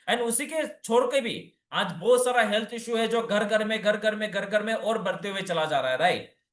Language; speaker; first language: Hindi; non-native, local second language; Bangla